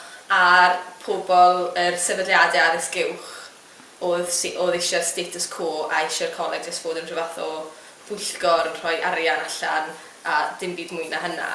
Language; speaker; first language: Welsh; native; Welsh